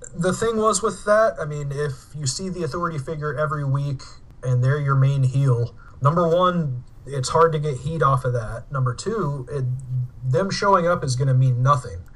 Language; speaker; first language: English; native; English